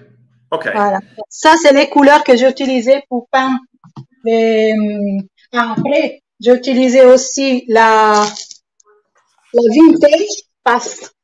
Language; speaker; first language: French; non-native, fluent; Italian